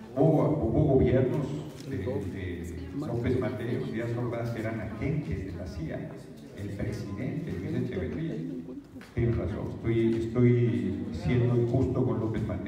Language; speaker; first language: Spanish; native; Spanish